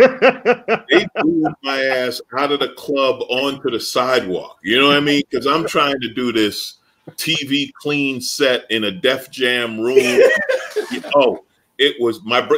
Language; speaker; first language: English; native; English